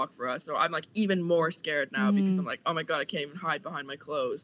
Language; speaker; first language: English; native; English